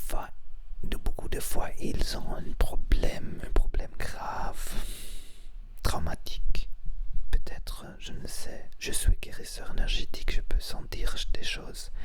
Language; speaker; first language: French; non-native, learner; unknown